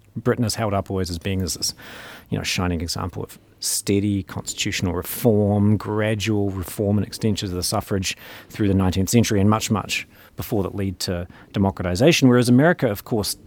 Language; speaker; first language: English; native; English